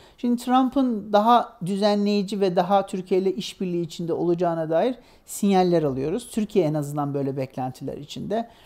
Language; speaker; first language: Turkish; native; Turkish